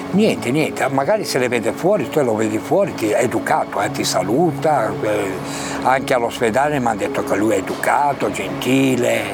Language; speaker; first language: Italian; native; Italian